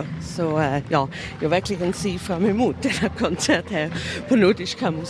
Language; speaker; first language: Swedish; non-native, fluent; German